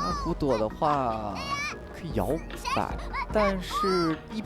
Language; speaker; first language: Chinese; native; Chinese